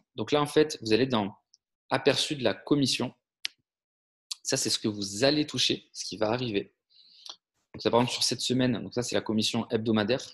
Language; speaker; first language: French; native; French